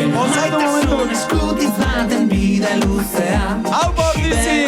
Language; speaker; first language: Basque; native; Basque